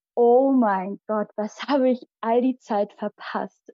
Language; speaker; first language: German; early bilingual, other home language; Malayalam